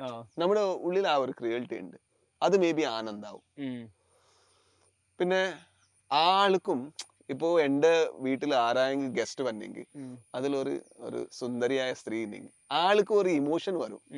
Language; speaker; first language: Malayalam; non-native, learner; Kannada